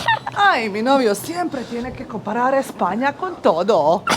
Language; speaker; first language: Spanish; non-native, learner; Bosnian